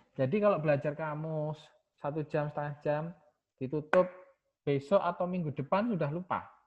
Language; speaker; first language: Indonesian; non-native, local second language; Javanese